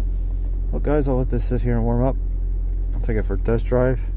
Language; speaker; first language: English; native; English